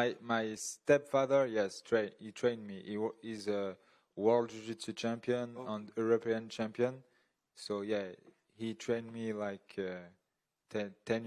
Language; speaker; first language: English; non-native, learner; French